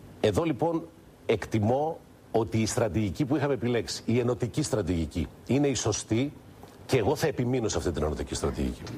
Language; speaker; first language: Greek; native; Greek